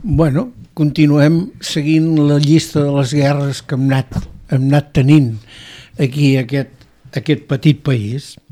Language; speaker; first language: Catalan; native; Catalan